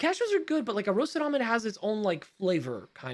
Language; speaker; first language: English; native; English